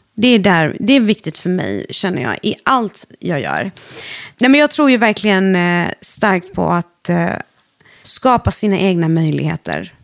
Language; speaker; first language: Swedish; early bilingual, other home language; Arabic